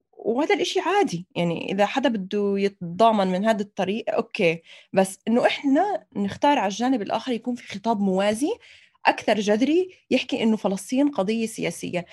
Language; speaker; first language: Arabic; native; Arabic